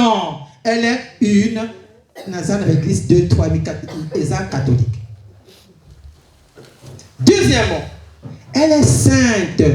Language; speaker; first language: French; non-native, local second language; Lingala